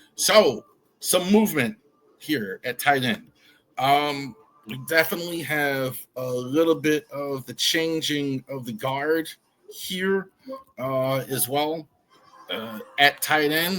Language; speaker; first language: English; native; English